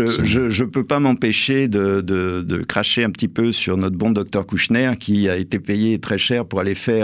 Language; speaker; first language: French; native; French